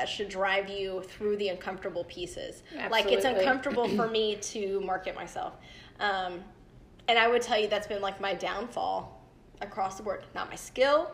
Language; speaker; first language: English; native; English